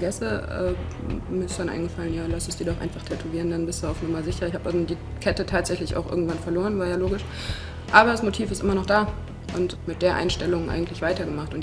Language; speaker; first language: German; native; German